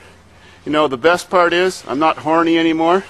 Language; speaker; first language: English; native; English